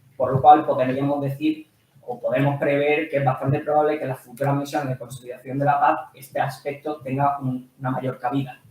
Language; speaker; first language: Spanish; native; Spanish